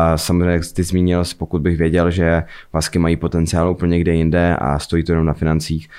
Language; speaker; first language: Czech; native; Czech